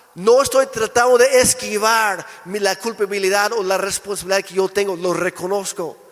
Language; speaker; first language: Spanish; non-native, fluent; English